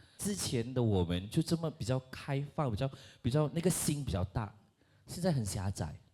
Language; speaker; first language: Chinese; non-native, local second language; Malay